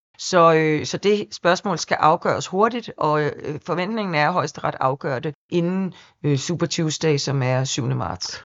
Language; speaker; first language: Danish; native; Danish